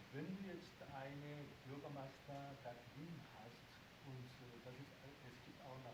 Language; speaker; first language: German; non-native, fluent; Korean